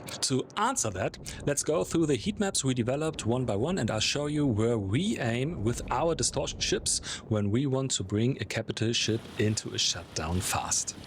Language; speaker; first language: English; non-native, fluent; German